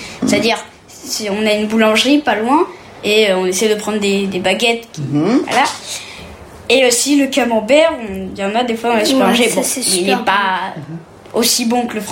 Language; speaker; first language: French; early bilingual, heritage; French